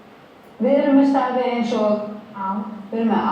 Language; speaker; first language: Icelandic; non-native, learner; Spanish